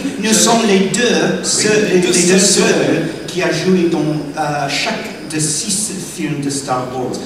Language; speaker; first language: French; non-native, learner; English